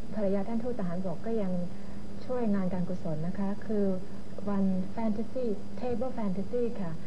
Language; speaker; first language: Thai; native; Thai